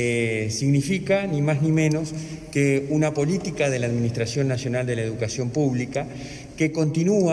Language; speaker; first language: Spanish; native; Spanish